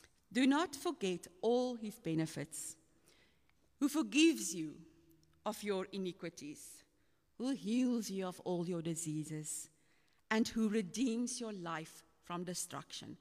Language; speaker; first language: English; non-native, local second language; Afrikaans